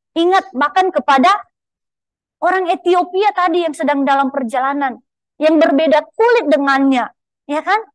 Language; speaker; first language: Indonesian; native; Indonesian